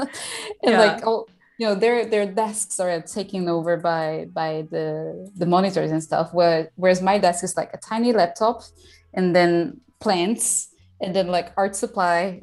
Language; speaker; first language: English; non-native, fluent; Portuguese